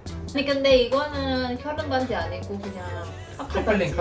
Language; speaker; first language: Korean; non-native, fluent; Indonesian